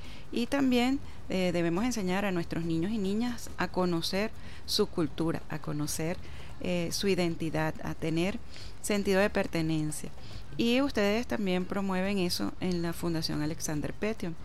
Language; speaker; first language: Spanish; native; Spanish